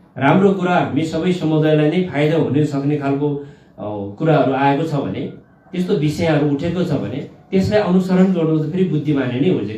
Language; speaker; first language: Nepali; non-native, local second language; Gurung